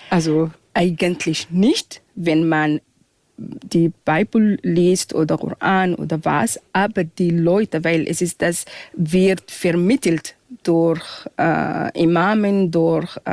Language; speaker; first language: German; non-native, fluent; Arabic